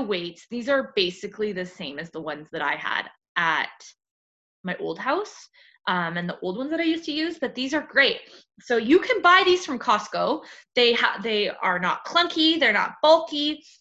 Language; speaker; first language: English; native; English